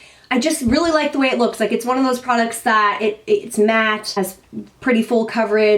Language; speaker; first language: English; native; English